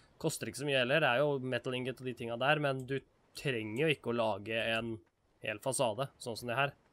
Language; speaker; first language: Norwegian; native; Norwegian